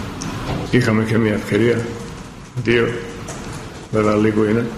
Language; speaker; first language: Greek; non-native, fluent; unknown